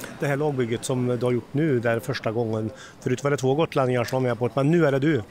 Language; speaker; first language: Swedish; native; Swedish